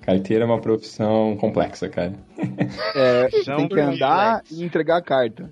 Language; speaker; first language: Portuguese; native; Portuguese